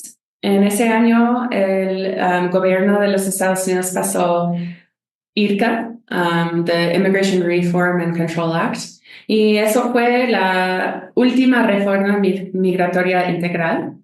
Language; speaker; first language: Spanish; non-native, fluent; English